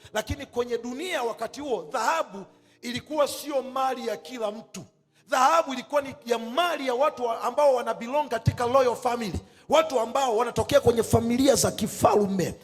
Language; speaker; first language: Swahili; native; Swahili